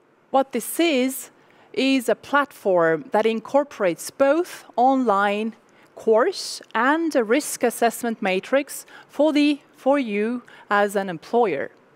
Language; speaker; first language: English; non-native, fluent; Estonian